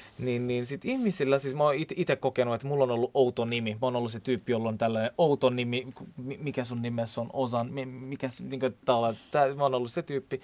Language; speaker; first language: Finnish; non-native, fluent; Turkish